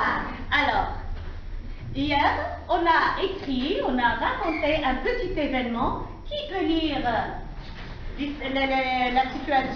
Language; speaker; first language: French; non-native, local second language; Arabic